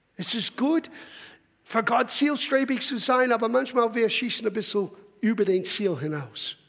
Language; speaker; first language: German; non-native, fluent; English